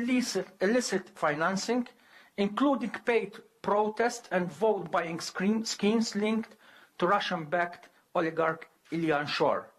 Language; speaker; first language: English; non-native, local second language; Maltese